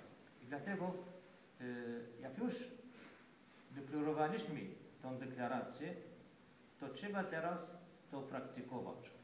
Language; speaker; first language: Polish; non-native, fluent; Arabic